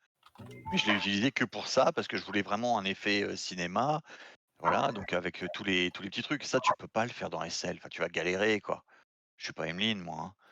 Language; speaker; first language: French; native; French